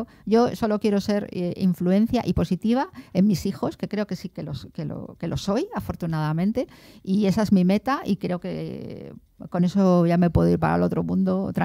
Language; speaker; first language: Spanish; native; Spanish